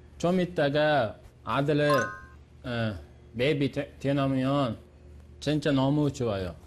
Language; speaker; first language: Korean; non-native, learner; Uzbek